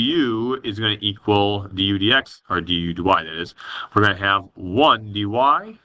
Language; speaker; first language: English; native; English